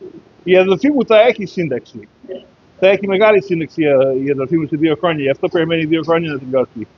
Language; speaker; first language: Greek; early bilingual, heritage; Greek